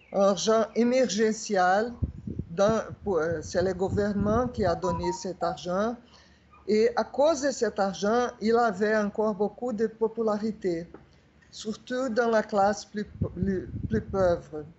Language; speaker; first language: French; non-native, fluent; Portuguese